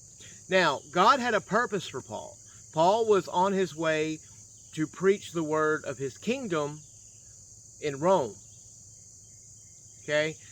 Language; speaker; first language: English; native; English